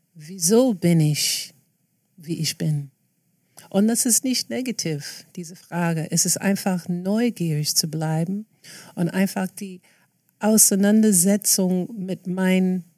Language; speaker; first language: German; non-native, fluent; English